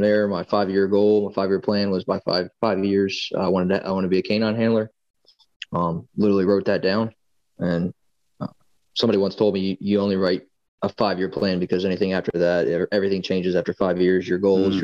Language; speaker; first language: English; native; English